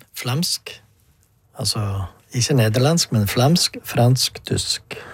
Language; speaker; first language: Norwegian; non-native, fluent; Dutch